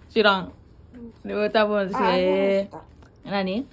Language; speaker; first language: Japanese; non-native, learner; Filipino